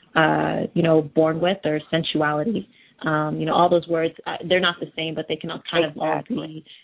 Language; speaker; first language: English; native; English